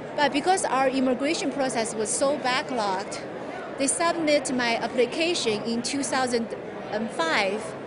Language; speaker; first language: English; non-native, fluent; Chinese